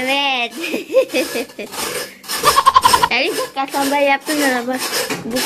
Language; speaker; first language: Turkish; non-native, learner; Indonesian